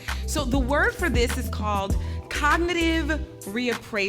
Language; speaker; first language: English; native; English